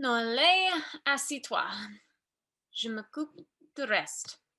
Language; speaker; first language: French; non-native, learner; English